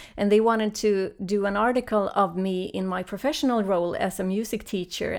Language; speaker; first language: English; non-native, fluent; Swedish